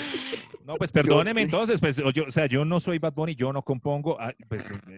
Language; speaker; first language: Spanish; native; Spanish